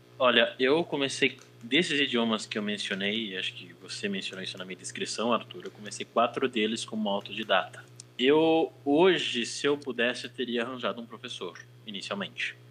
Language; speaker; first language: Portuguese; native; Portuguese